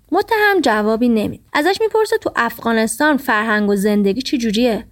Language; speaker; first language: Persian; native; Persian